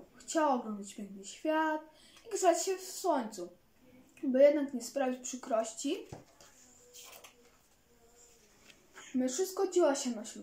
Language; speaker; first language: Polish; native; Polish